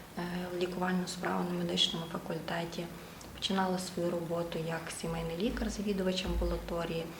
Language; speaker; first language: Ukrainian; native; Ukrainian